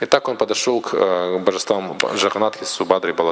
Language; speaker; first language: Russian; native; Russian